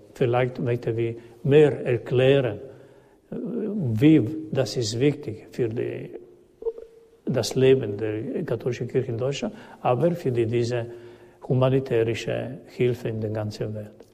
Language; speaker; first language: German; non-native, learner; Croatian